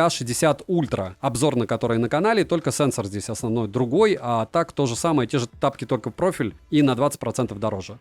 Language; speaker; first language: Russian; native; Russian